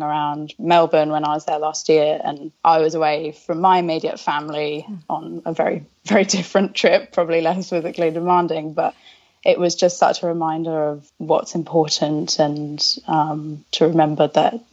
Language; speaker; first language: English; native; English